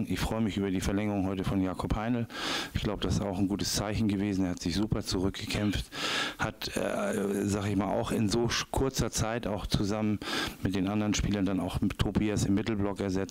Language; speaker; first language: German; native; German